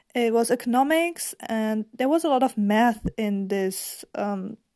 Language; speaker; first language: English; non-native, fluent; German